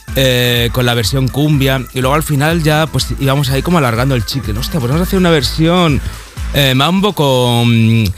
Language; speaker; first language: Spanish; native; Spanish